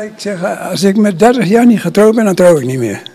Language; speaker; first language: Dutch; native; Dutch